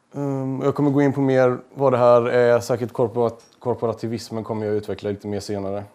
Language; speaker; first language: Swedish; native; Swedish